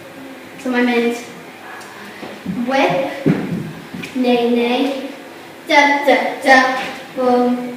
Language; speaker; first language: Welsh; non-native, local second language; English